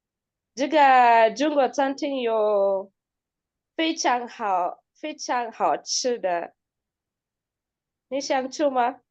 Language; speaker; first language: Chinese; non-native, learner; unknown